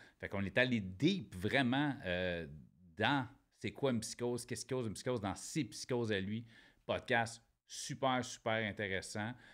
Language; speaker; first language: French; native; French